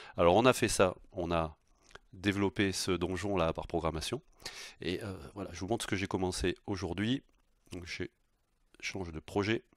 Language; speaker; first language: French; native; French